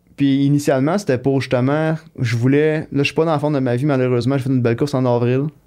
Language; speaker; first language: French; native; French